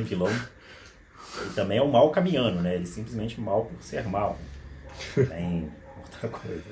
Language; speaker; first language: Portuguese; native; Portuguese